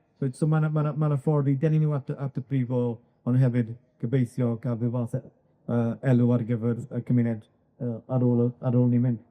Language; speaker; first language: Welsh; non-native, local second language; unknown